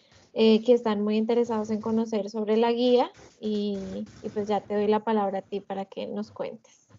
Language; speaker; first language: Spanish; native; Spanish